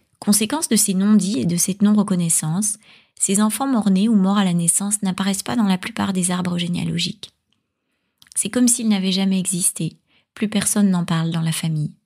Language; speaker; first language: French; native; French